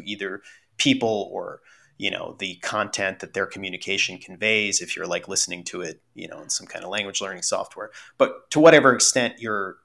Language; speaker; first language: English; early bilingual, other home language; Russian